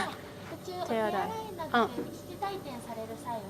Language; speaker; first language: Japanese; native; Japanese